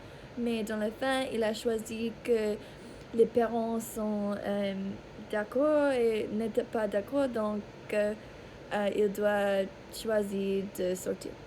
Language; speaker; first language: French; non-native, learner; English